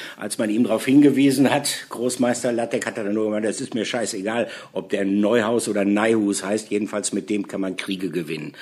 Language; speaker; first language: German; native; German